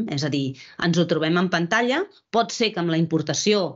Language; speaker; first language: Catalan; native; Catalan